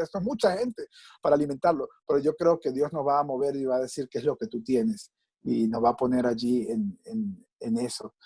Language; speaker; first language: Spanish; native; Spanish